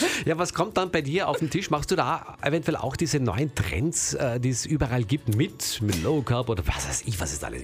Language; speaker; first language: German; native; German